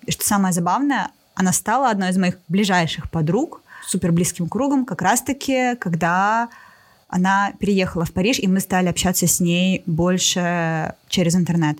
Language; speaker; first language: Russian; native; Russian